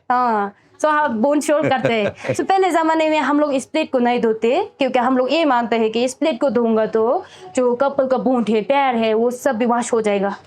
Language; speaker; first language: Hindi; non-native, fluent; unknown